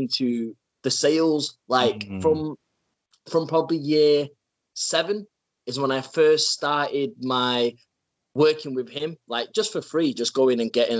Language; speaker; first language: English; native; English